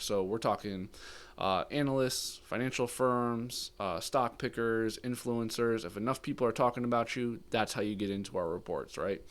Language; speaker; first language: English; native; English